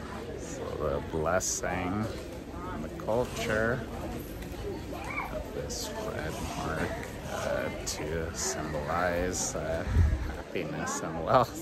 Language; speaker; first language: English; non-native, fluent; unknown